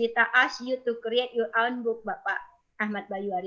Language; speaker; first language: English; non-native, fluent; Indonesian